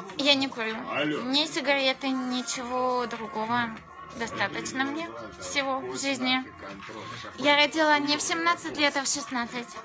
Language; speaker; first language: Russian; native; Russian